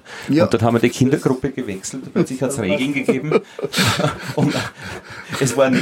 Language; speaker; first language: German; native; German